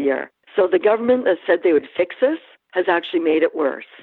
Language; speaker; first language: English; native; English